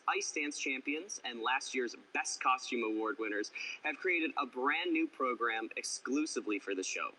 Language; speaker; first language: English; native; English